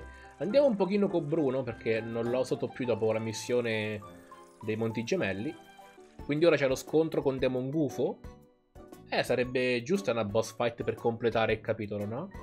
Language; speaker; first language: Italian; native; Italian